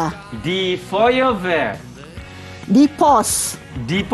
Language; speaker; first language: German; non-native, fluent; Malay